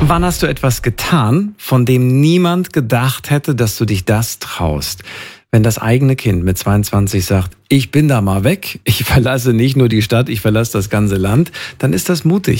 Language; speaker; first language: German; native; German